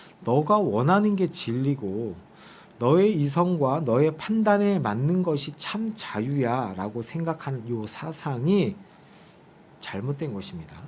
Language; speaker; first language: Korean; native; Korean